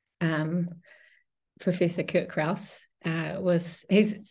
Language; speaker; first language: English; native; English